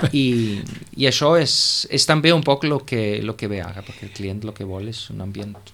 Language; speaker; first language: Catalan; non-native, fluent; German